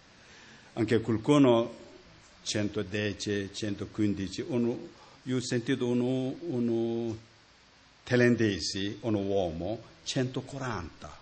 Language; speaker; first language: Italian; non-native, learner; Tibetan